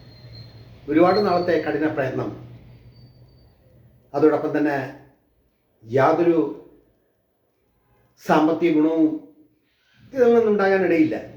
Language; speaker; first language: Malayalam; native; Malayalam